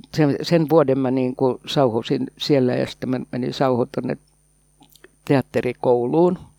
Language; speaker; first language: Finnish; native; Finnish